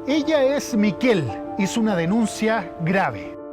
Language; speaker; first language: Spanish; native; Spanish